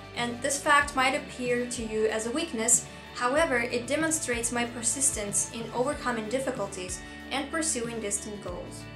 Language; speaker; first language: English; non-native, fluent; Russian